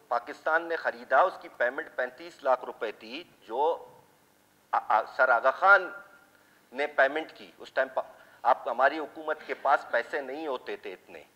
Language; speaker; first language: Urdu; non-native, local second language; Baluchi